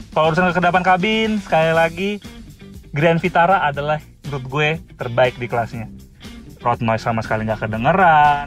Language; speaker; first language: Indonesian; native; Indonesian